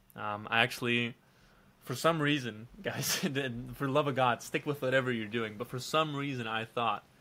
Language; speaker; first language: English; non-native, fluent; Dutch